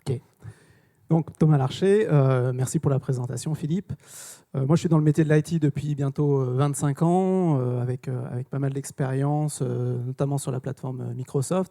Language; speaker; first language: French; native; French